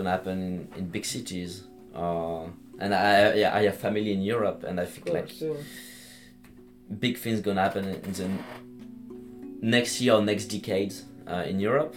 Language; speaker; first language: English; non-native, fluent; French